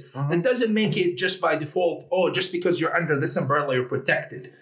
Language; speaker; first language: English; early bilingual, heritage; Arabic